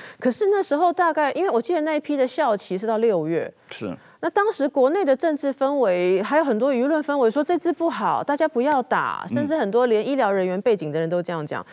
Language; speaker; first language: Chinese; native; Chinese